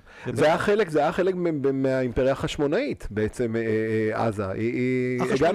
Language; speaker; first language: Hebrew; native; Hebrew